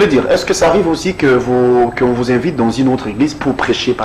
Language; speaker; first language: French; non-native, local second language; Lingala